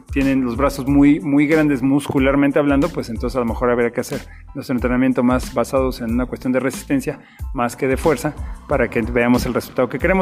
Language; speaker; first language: Spanish; native; Spanish